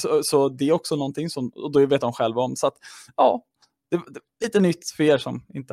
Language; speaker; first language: Swedish; native; Swedish